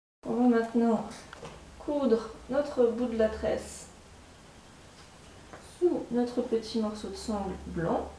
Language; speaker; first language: French; native; French